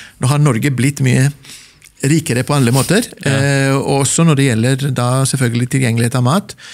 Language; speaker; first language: Norwegian; non-native, fluent; Greek